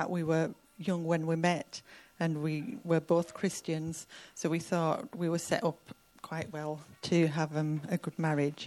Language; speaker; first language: English; native; English